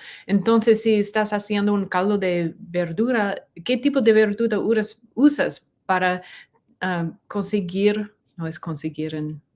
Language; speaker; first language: Spanish; non-native, learner; English